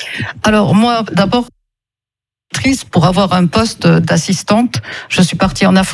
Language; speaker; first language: French; native; French